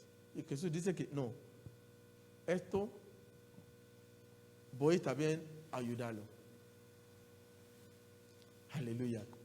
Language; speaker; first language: Spanish; non-native, learner; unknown